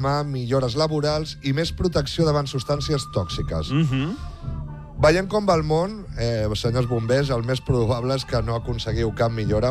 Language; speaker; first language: Catalan; native; Catalan